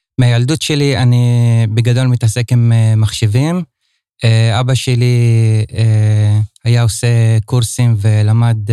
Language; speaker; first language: Hebrew; non-native, local second language; Arabic